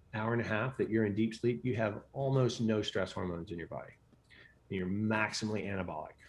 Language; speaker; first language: English; native; English